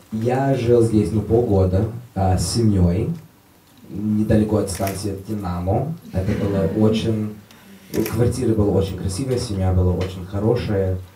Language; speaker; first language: Russian; non-native, learner; English